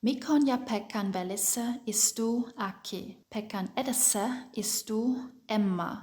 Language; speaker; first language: Finnish; non-native, fluent; German